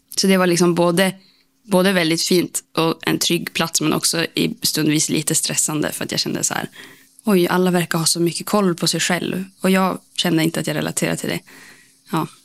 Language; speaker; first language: Swedish; native; Swedish